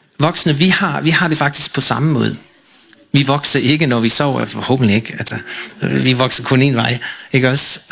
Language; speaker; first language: Danish; non-native, fluent; English